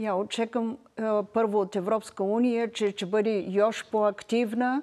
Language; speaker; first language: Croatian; non-native, learner; Bulgarian